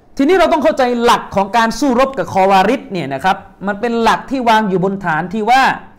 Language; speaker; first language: Thai; native; Thai